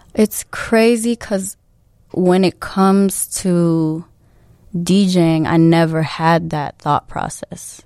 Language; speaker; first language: English; early bilingual, other home language; Filipino